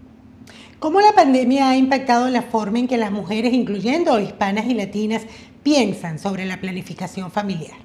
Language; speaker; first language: Spanish; native; Spanish